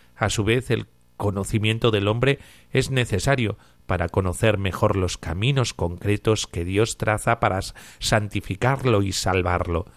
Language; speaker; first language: Spanish; native; Spanish